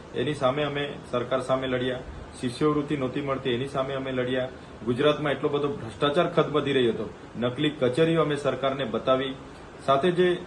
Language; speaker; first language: Gujarati; non-native, local second language; Vasavi